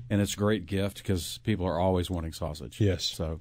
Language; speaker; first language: English; native; English